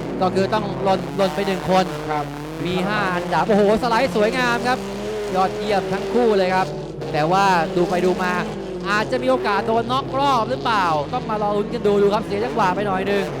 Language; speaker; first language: Thai; native; Thai